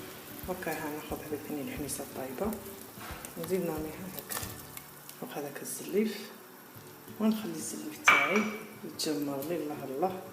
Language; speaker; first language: Arabic; native; Arabic